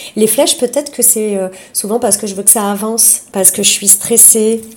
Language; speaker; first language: French; native; French